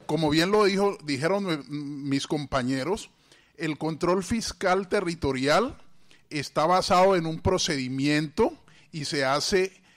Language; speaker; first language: Spanish; native; Spanish